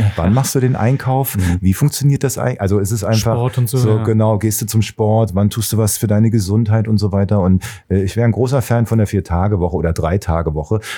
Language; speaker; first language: German; native; German